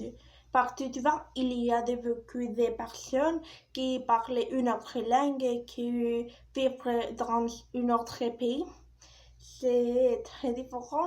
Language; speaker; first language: French; non-native, learner; Spanish